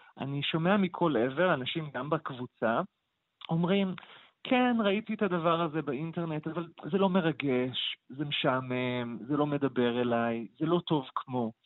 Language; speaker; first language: Hebrew; native; Hebrew